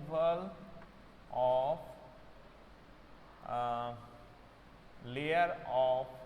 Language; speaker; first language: English; non-native, local second language; Bangla